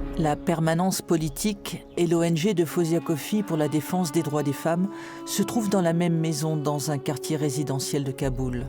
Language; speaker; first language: French; native; French